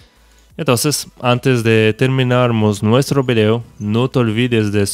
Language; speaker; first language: Spanish; non-native, fluent; Portuguese